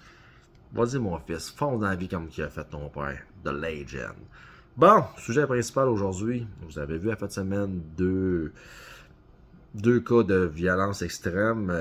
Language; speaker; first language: French; native; French